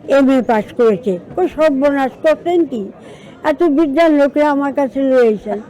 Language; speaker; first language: Bangla; native; Bangla